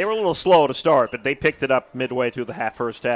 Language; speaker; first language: English; native; English